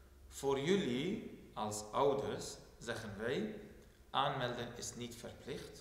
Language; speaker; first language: Dutch; non-native, fluent; Turoyo